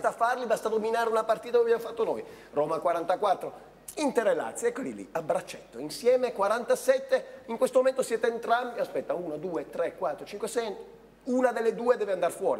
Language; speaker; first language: Italian; native; Italian